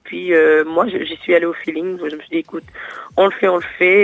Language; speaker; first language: French; non-native, local second language; Wolof